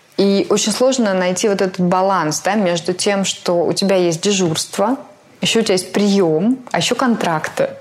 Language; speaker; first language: Russian; native; Russian